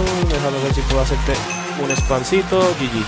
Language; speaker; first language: Spanish; native; Spanish